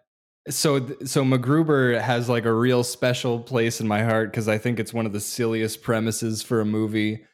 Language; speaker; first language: English; native; English